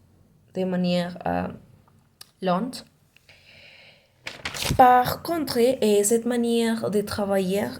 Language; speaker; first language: French; non-native, learner; Spanish